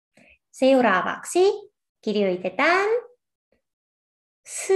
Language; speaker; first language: Finnish; non-native, fluent; Korean